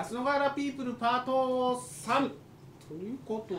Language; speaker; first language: Japanese; native; Japanese